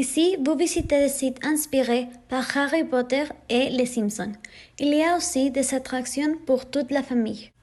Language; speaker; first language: French; non-native, learner; Spanish